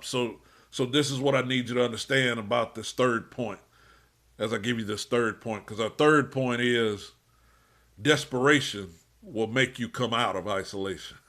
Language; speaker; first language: English; native; English